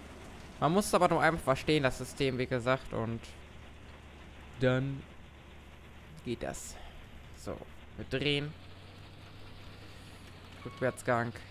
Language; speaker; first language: German; native; German